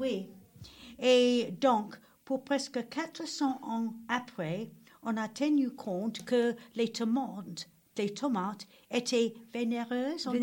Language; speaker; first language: French; non-native, learner; English